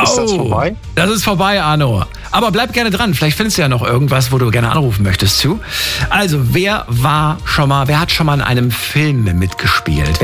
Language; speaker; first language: German; native; German